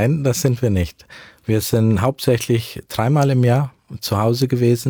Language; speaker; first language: German; early bilingual, heritage; German